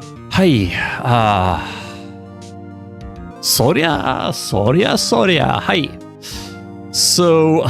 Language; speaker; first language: Japanese; non-native, learner; English